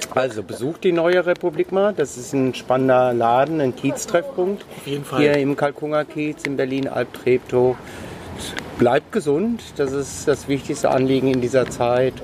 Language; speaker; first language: German; native; German